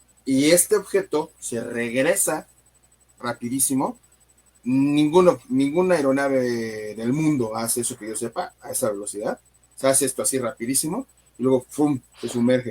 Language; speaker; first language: Spanish; native; Spanish